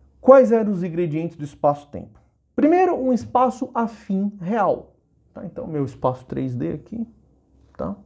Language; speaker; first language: Portuguese; native; Portuguese